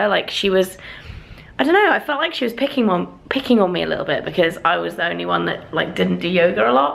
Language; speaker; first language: English; native; English